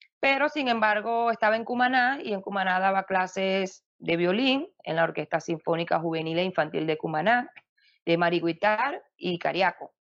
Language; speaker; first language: Spanish; native; Spanish